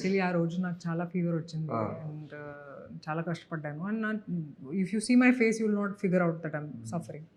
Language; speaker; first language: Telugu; non-native, local second language; Hindi